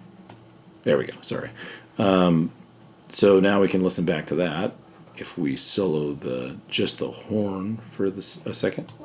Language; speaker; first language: English; native; English